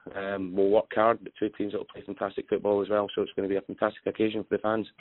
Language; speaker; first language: English; native; English